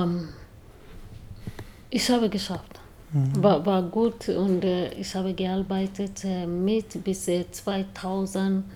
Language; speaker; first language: German; non-native, learner; Swahili